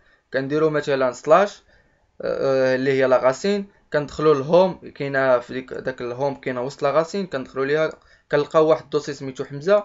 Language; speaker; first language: Arabic; native; Arabic